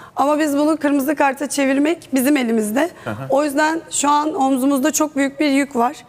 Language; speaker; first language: Turkish; native; Turkish